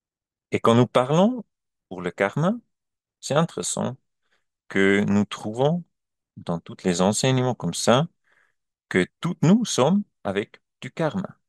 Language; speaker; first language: French; non-native, learner; German